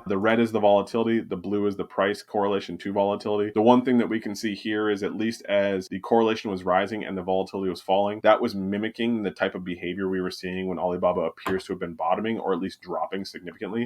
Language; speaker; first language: English; native; English